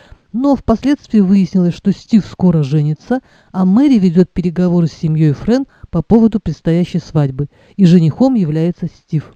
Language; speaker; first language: Russian; native; Russian